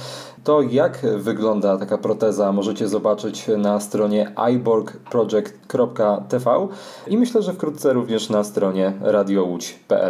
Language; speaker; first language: Polish; native; Polish